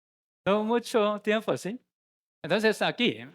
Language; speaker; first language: Spanish; non-native, learner; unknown